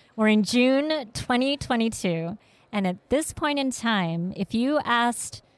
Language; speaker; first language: English; early bilingual, other home language; Vietnamese